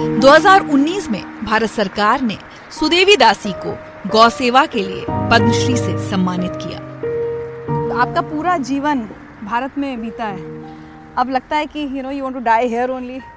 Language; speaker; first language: Hindi; native; Hindi